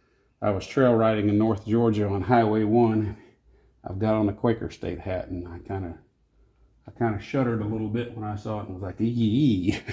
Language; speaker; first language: English; native; English